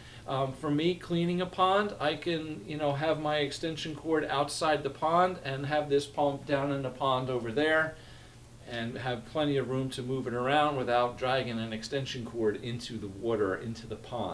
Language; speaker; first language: English; native; English